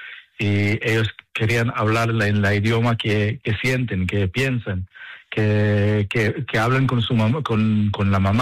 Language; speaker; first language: Spanish; non-native, fluent; Hebrew